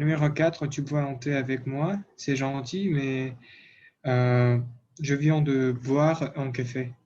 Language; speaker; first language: French; non-native, learner; Russian